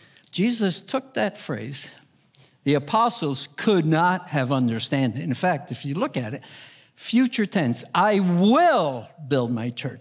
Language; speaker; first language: English; native; English